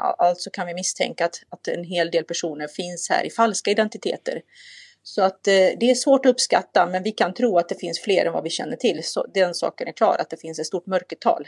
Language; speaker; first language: Swedish; native; Swedish